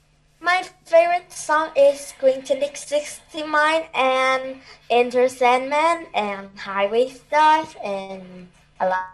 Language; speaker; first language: English; non-native, learner; Thai